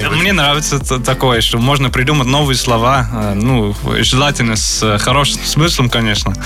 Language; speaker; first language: Russian; non-native, fluent; Dutch